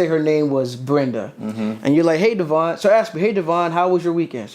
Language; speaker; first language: English; native; English